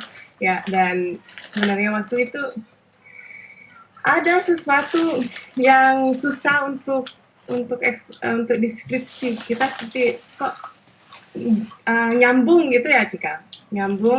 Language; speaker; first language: Indonesian; non-native, local second language; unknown